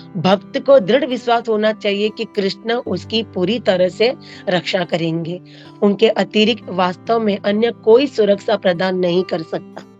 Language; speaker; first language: Hindi; non-native, local second language; Marathi